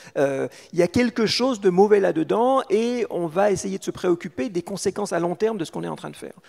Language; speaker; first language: French; native; French